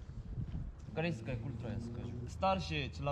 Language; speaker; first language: Russian; non-native, learner; Korean